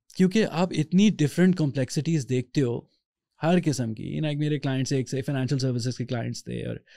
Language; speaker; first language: Urdu; native; Urdu